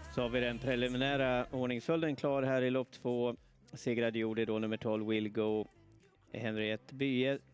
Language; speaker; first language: Swedish; native; Swedish